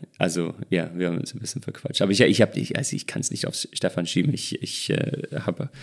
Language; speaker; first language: German; non-native, fluent; English